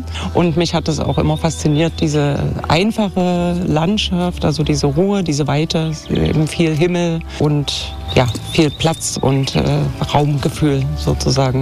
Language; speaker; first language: German; native; German